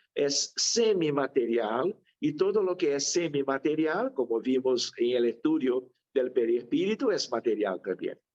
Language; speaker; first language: Spanish; non-native, fluent; Portuguese